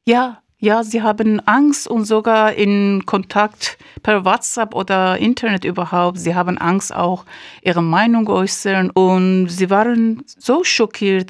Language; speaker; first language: German; non-native, fluent; Persian